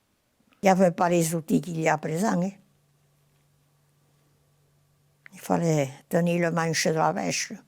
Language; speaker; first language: French; non-native, local second language; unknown